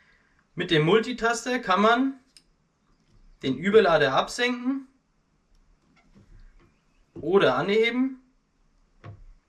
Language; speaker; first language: German; native; German